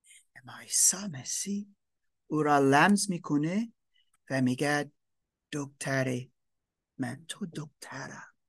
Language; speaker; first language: Persian; non-native, learner; English